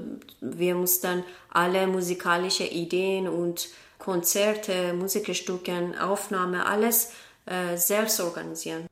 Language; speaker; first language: German; non-native, learner; Persian